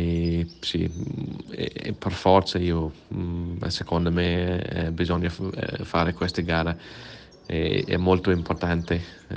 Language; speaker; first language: Italian; non-native, learner; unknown